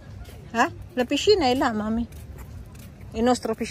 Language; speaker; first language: Italian; non-native, learner; Filipino